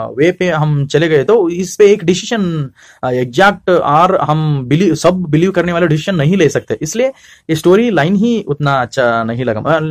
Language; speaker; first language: Hindi; non-native, local second language; Kannada